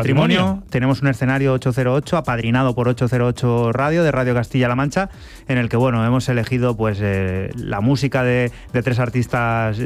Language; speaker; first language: Spanish; native; Spanish